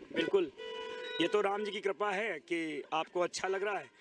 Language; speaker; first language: Hindi; native; Hindi